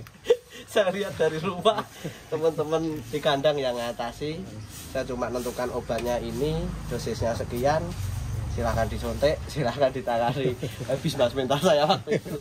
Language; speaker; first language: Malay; non-native, local second language; Javanese